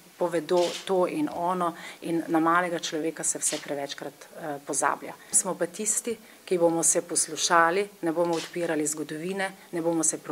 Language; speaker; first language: Slovenian; native; Slovenian